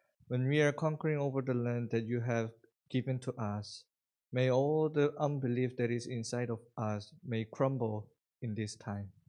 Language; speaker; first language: English; non-native, fluent; Korean